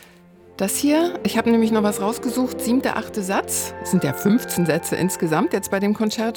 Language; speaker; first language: German; native; German